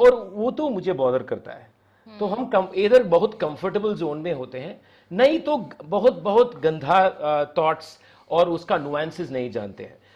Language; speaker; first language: Hindi; non-native, local second language; Tamil